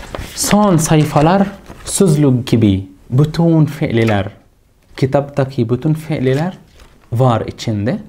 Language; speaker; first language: Turkish; non-native, fluent; Arabic